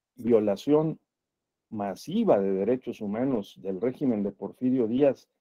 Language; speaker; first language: Spanish; native; Spanish